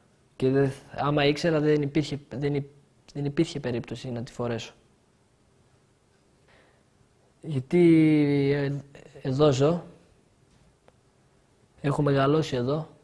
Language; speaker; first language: Greek; early bilingual, other home language; Albanian